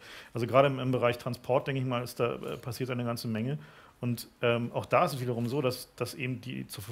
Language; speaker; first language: German; native; German